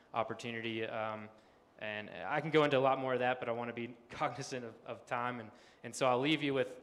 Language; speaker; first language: English; native; English